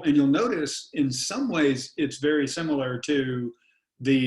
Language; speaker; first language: English; native; English